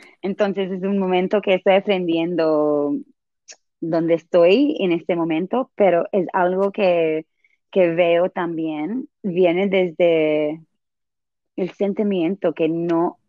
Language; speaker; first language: Spanish; non-native, learner; English